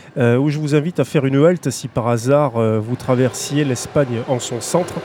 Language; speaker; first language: French; native; French